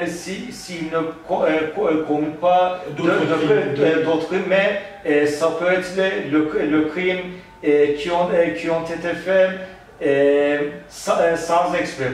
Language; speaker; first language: French; non-native, learner; Turkish